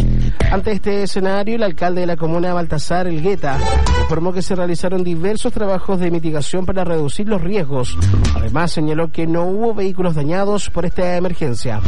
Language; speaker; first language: Spanish; native; Spanish